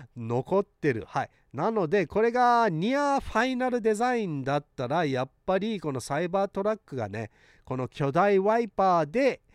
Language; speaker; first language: Japanese; early bilingual, heritage; Japanese